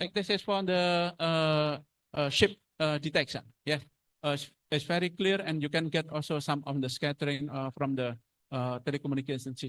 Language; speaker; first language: English; non-native, fluent; Indonesian